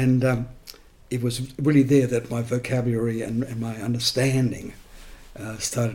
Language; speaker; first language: English; non-native, local second language; Estonian